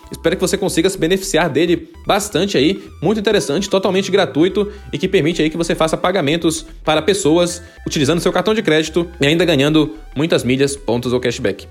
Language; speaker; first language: Portuguese; native; Portuguese